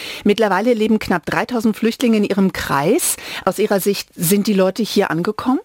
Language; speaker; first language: German; native; German